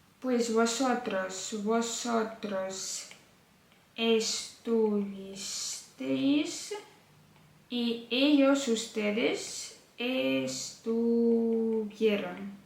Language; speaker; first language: Spanish; non-native, fluent; Ukrainian